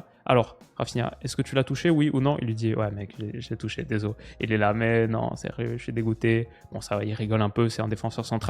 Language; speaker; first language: French; native; French